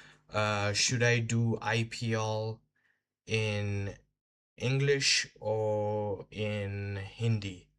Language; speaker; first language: English; non-native, local second language; Hindi